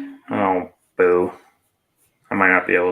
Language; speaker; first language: English; native; English